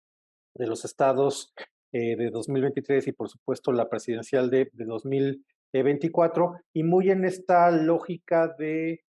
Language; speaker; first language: Spanish; native; Spanish